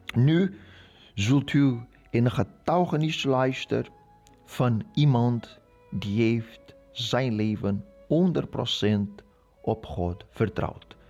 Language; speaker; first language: Dutch; non-native, learner; Portuguese